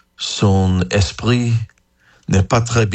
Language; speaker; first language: French; non-native, fluent; English